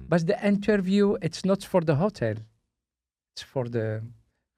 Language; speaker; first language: English; non-native, learner; Spanish